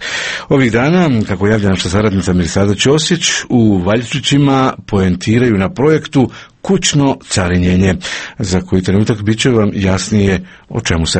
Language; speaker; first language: Croatian; native; Croatian